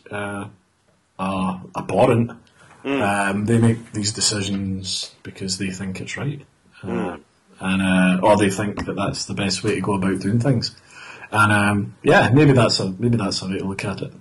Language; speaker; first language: English; native; English